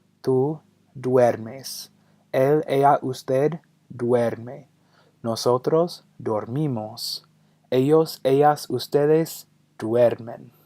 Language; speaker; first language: Spanish; non-native, fluent; English